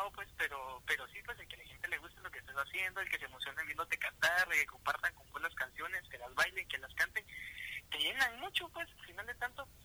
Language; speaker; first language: Spanish; native; Spanish